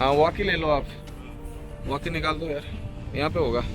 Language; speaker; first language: Hindi; non-native, local second language; Bangla